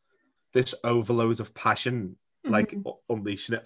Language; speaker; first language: English; native; English